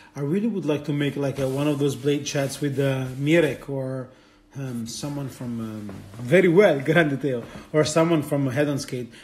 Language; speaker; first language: English; non-native, fluent; Italian